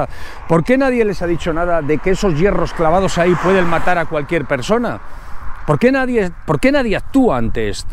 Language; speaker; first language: Spanish; native; Spanish